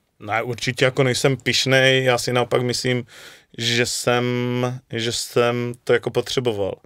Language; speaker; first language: Czech; native; Czech